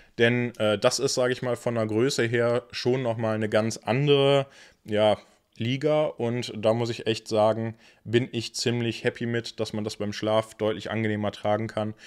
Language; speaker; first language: German; native; German